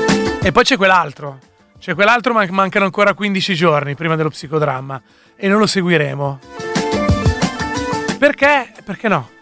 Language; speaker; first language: Italian; native; Italian